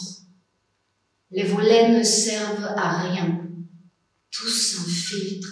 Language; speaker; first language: French; non-native, fluent; Spanish